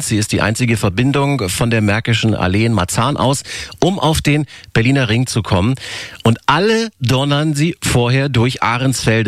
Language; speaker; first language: German; native; German